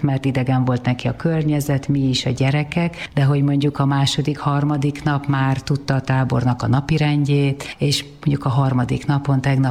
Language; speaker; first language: Hungarian; native; Hungarian